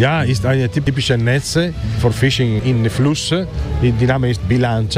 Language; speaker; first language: German; non-native, learner; Italian